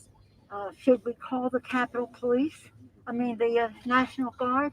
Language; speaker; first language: English; native; English